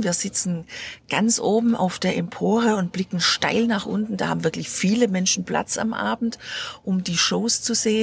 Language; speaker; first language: German; native; German